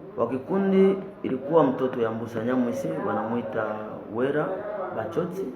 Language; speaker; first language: Swahili; non-native, local second language; Nande